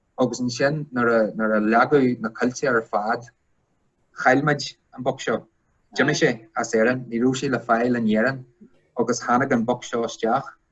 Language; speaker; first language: Irish; non-native, local second language; English